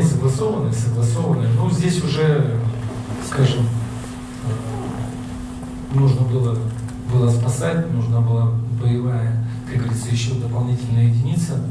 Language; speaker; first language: Russian; native; Russian